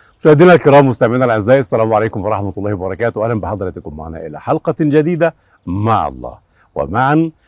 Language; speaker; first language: Arabic; native; Arabic